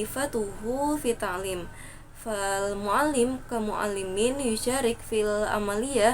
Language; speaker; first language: Arabic; non-native, learner; Indonesian